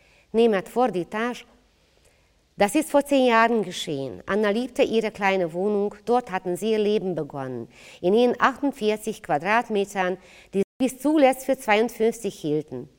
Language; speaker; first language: German; non-native, fluent; Hungarian